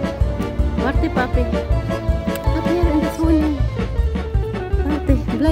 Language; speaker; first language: German; non-native, learner; Filipino